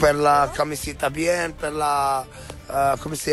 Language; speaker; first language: Spanish; non-native, learner; Arabic